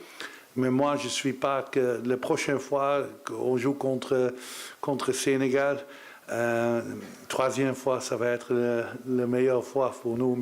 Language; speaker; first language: French; non-native, learner; Dutch